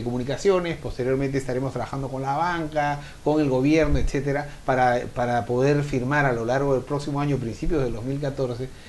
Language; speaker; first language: Spanish; native; Spanish